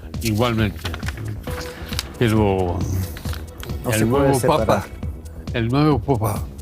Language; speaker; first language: Spanish; non-native, fluent; German